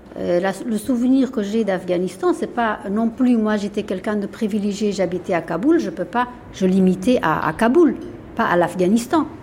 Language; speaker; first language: French; non-native, fluent; Persian